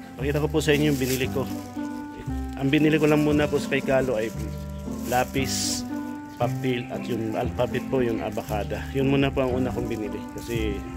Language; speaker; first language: Filipino; non-native, local second language; Bikol